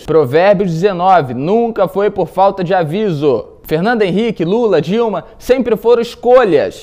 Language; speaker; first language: Portuguese; native; Portuguese